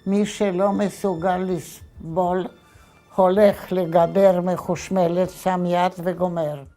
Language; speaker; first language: Hebrew; non-native, fluent; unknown